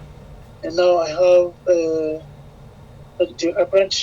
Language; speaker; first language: English; non-native, learner; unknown